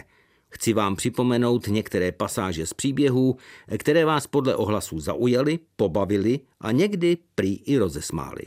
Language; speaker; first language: Czech; native; Czech